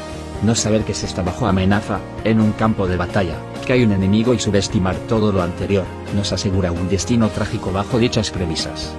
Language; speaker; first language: Spanish; native; Spanish